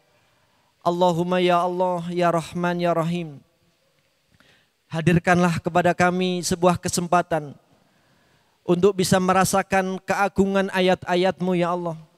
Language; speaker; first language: Indonesian; native; Indonesian